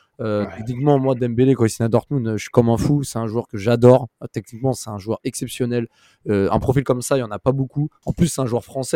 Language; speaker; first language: French; native; French